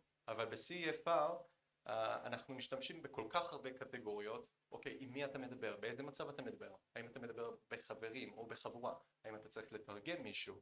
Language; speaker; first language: Hebrew; non-native, fluent; Korean